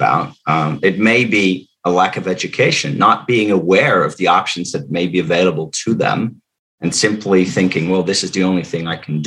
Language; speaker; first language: English; non-native, fluent; Dutch